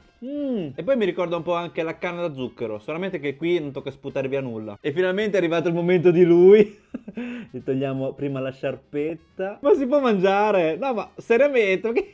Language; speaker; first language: Italian; early bilingual, other home language; Chinese